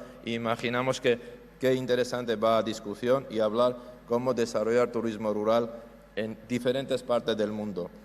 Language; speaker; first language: Spanish; non-native, fluent; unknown